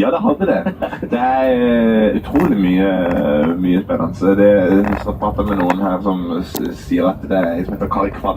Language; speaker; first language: Norwegian; native; Norwegian